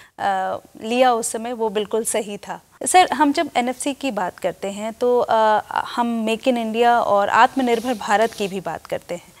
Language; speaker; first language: Hindi; native; Hindi